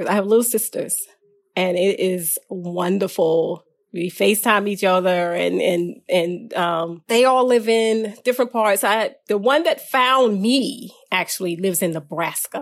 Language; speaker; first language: English; native; English